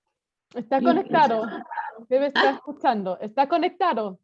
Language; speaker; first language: Spanish; non-native, fluent; German